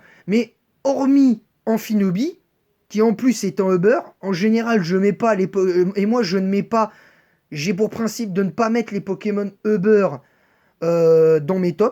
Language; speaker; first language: French; native; French